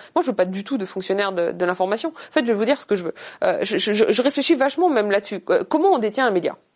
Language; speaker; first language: French; native; French